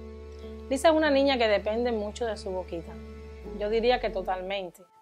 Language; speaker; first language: Spanish; native; Spanish